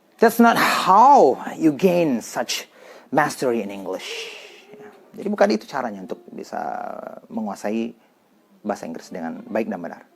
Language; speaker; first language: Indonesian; non-native, local second language; Minangkabau